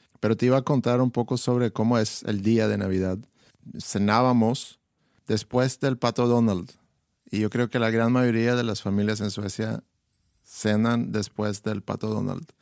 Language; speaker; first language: Spanish; non-native, fluent; Swedish